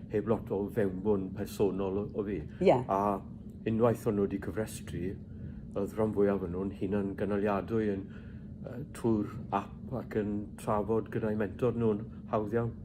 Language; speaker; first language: Welsh; native; Welsh